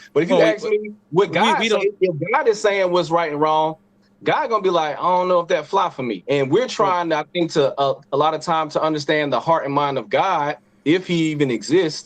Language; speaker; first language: English; native; English